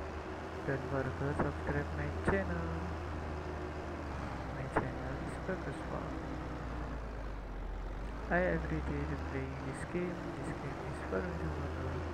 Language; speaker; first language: English; non-native, learner; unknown